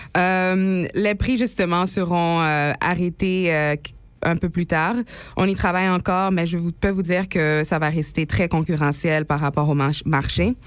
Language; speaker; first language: French; non-native, local second language; Haitian Creole